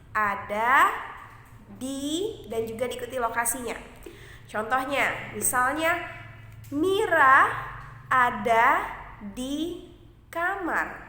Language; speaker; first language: Indonesian; native; Indonesian